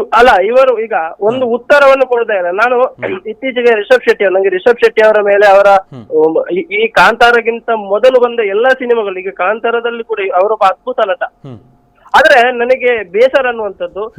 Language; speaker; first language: Kannada; non-native, local second language; Tulu